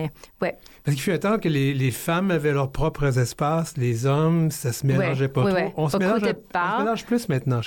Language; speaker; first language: French; native; French